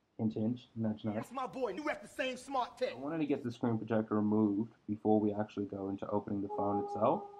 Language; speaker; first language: English; native; English